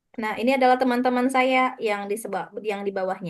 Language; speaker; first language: Indonesian; non-native, fluent; Japanese